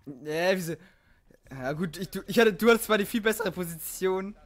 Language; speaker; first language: German; native; German